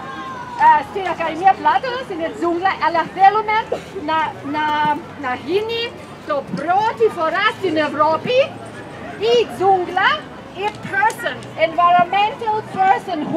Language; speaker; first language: Greek; non-native, learner; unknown